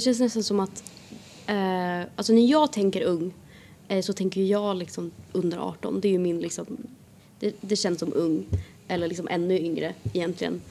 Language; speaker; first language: Swedish; native; Swedish